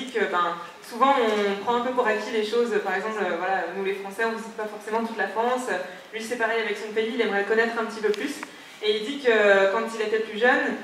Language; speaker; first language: French; native; French